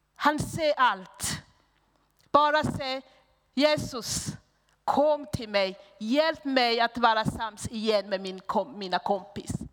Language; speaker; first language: Swedish; non-native, fluent; Rundi